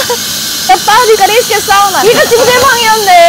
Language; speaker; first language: Russian; non-native, learner; Korean